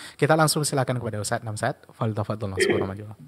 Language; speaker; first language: Malay; native; Malay